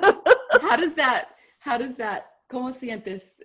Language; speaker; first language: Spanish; non-native, learner; English